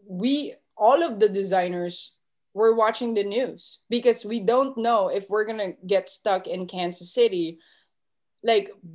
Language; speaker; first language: English; non-native, local second language; Filipino